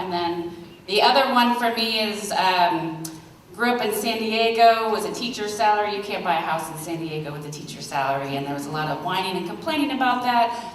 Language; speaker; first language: English; native; English